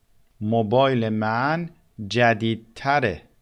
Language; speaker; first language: Persian; native; Persian